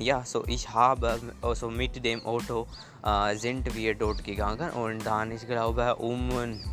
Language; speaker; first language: German; non-native, learner; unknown